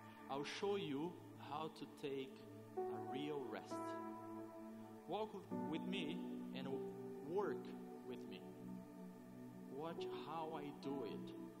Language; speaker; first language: English; non-native, fluent; Portuguese